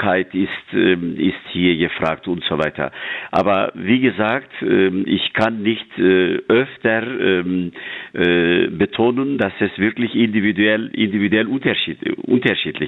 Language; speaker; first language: German; non-native, fluent; Turkish